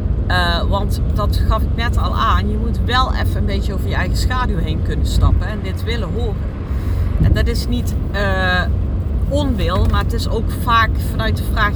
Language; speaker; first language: Dutch; native; Dutch